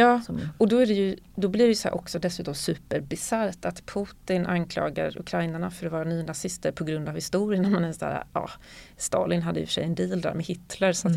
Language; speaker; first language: Swedish; native; Swedish